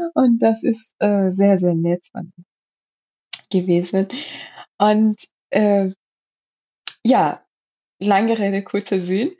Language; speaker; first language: German; non-native, learner; Persian